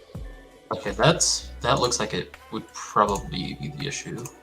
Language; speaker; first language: English; native; English